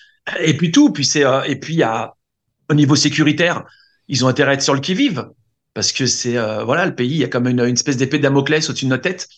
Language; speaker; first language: French; native; French